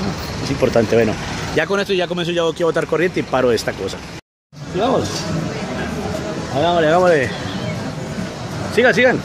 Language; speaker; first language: Spanish; native; Spanish